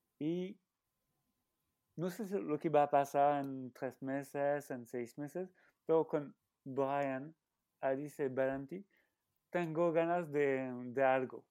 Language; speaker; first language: Spanish; non-native, learner; French